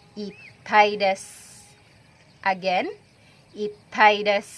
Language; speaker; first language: Japanese; non-native, fluent; Filipino